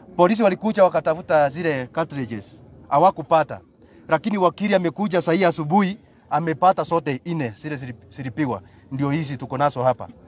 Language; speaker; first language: Swahili; non-native, local second language; Gusii